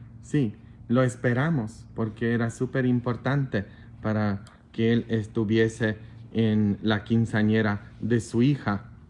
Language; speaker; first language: Spanish; non-native, fluent; Polish